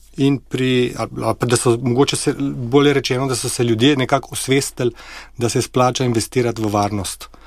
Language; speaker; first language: Slovenian; native; Slovenian